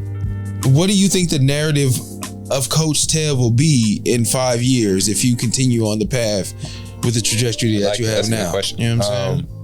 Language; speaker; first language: English; native; English